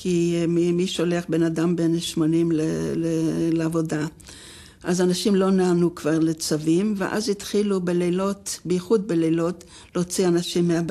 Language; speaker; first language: Hebrew; non-native, fluent; Dutch